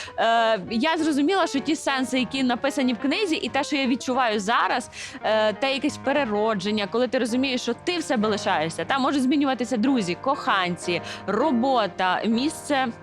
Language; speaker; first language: Ukrainian; native; Ukrainian